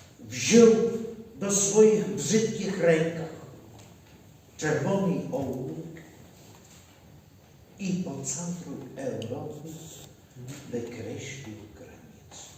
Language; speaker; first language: Polish; non-native, learner; Ukrainian